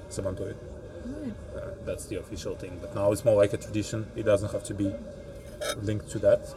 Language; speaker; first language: English; non-native, fluent; Russian